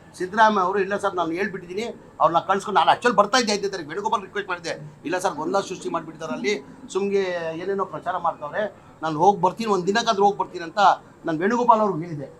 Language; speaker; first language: Kannada; non-native, local second language; Urdu